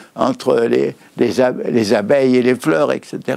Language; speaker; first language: French; native; French